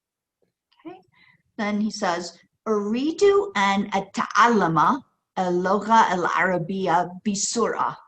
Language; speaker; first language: Arabic; non-native, fluent; English